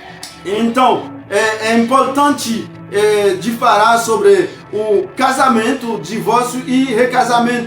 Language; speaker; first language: Portuguese; non-native, fluent; Haitian Creole